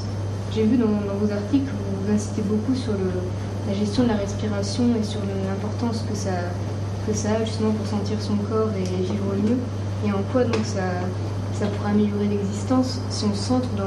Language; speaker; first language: French; native; French